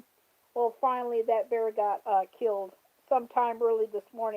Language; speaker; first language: English; native; English